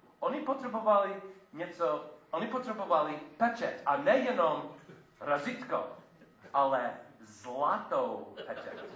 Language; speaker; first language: Czech; non-native, fluent; English